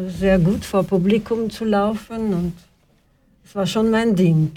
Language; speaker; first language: German; non-native, fluent; Dutch